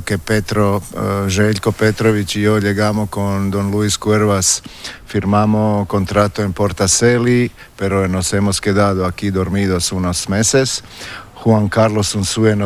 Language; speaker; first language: Spanish; non-native, fluent; Croatian